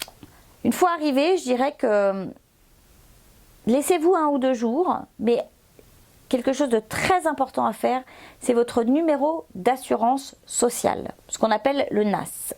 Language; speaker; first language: French; native; French